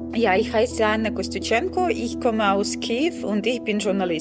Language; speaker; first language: German; non-native, fluent; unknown